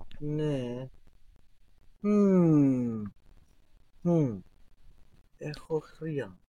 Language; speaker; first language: Greek; non-native, learner; English